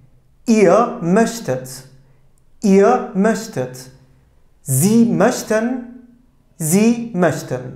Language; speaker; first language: German; non-native, fluent; Turkish